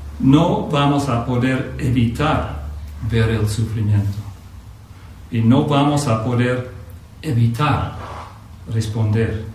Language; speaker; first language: Spanish; non-native, fluent; English